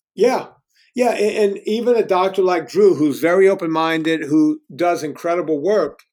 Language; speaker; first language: English; native; English